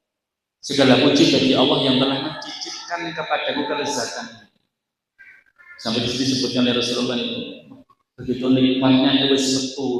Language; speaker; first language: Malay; non-native, local second language; Javanese